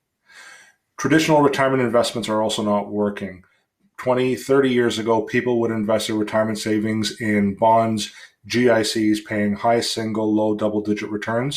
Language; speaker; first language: English; native; English